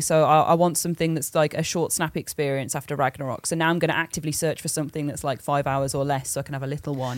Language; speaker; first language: English; native; English